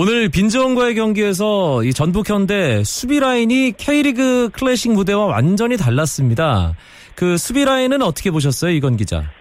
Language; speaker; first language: Korean; native; Korean